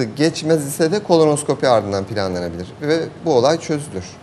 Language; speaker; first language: Turkish; native; Turkish